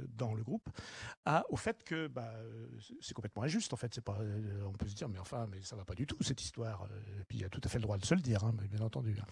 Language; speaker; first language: French; native; French